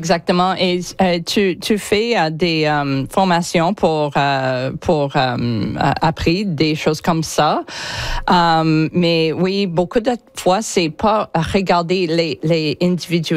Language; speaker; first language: French; non-native, learner; English